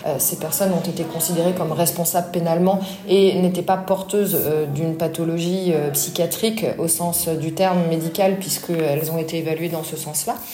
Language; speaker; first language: French; native; French